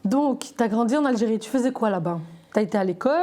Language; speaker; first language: French; native; French